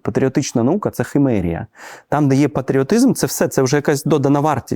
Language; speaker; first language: Ukrainian; native; Ukrainian